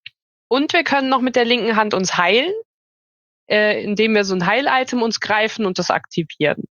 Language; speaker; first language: German; native; German